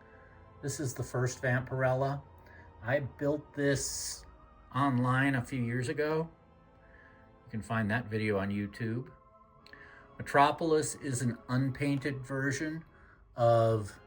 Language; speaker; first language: English; native; English